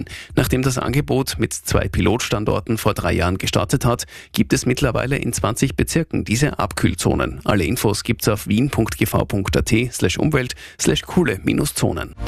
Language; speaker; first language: German; native; German